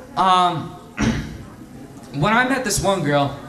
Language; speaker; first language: English; native; English